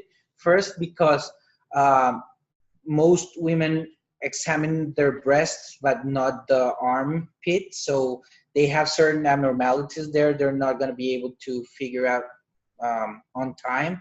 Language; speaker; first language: English; non-native, fluent; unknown